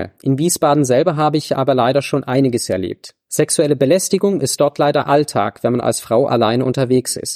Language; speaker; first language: German; native; German